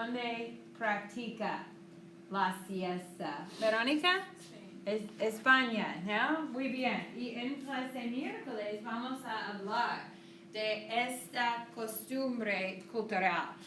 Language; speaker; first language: Spanish; non-native, fluent; English